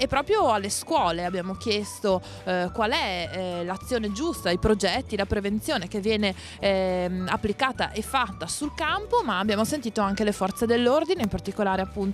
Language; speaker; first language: Italian; native; Italian